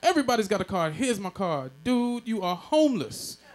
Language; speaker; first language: English; native; English